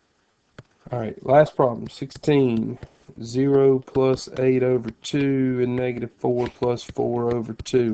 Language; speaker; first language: English; native; English